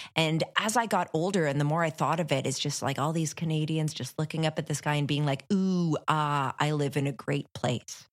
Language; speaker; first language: English; native; English